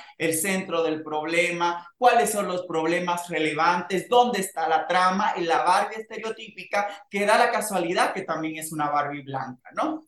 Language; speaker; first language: Spanish; native; Spanish